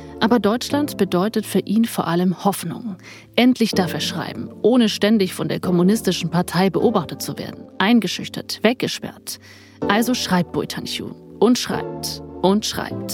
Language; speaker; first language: German; non-native, learner; Vietnamese